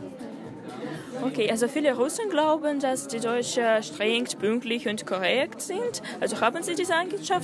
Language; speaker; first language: German; non-native, learner; Russian